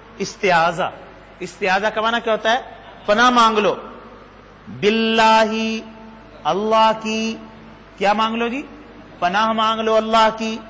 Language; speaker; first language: Urdu; native; Urdu